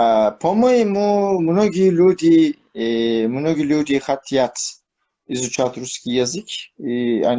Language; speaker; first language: Russian; non-native, learner; Turkish